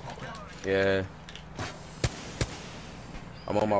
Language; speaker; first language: English; native; English